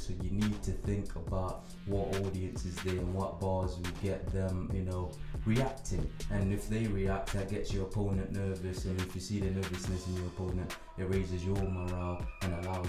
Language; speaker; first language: English; native; English